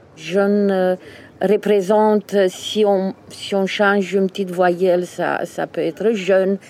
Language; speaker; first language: French; early bilingual, other home language; Romanian